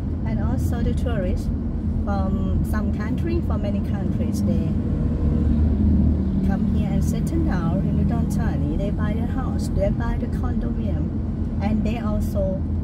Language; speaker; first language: English; non-native, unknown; Thai